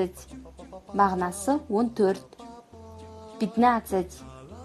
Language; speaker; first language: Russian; non-native, fluent; Kazakh